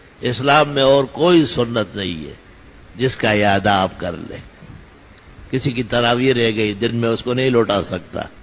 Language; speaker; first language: Urdu; non-native, local second language; Pashto